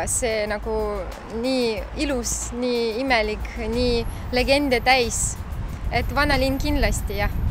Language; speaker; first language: Estonian; non-native, local second language; Russian